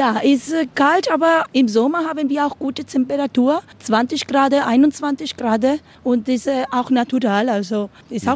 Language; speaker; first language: German; non-native, learner; Spanish